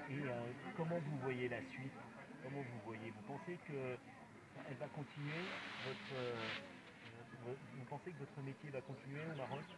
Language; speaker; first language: French; native; French